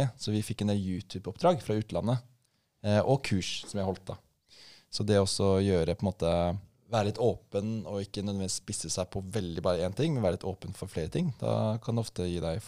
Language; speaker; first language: Norwegian; native; Norwegian